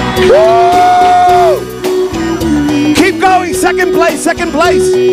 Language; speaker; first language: English; native; English